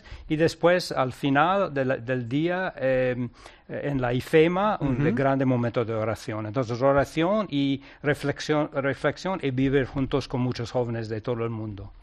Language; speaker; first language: Spanish; non-native, fluent; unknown